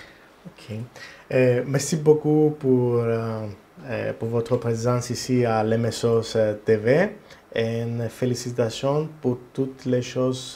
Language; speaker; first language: French; non-native, learner; Greek